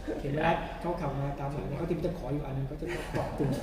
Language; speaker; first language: Thai; native; Thai